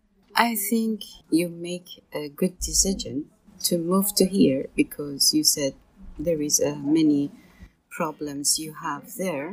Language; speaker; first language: English; non-native, learner; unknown